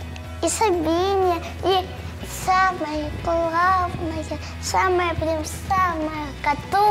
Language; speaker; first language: Russian; native; Russian